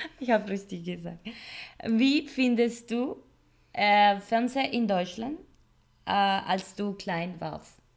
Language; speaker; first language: German; non-native, learner; Spanish